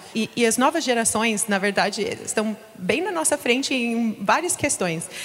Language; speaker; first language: Portuguese; non-native, fluent; English